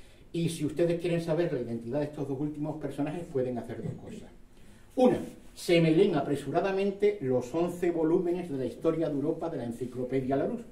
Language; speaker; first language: Spanish; native; Spanish